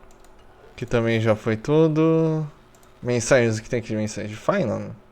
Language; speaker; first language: Portuguese; native; Portuguese